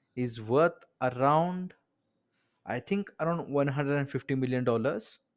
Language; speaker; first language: English; non-native, local second language; Kannada